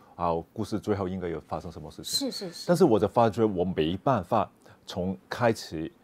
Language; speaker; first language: Chinese; non-native, local second language; Cantonese